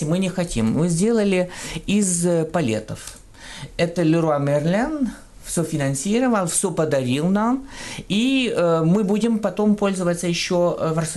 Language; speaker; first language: Russian; non-native, fluent; French